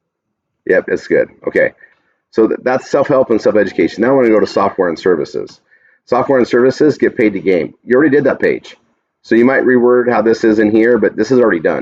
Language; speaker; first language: English; native; English